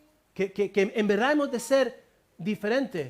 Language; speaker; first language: Spanish; native; Spanish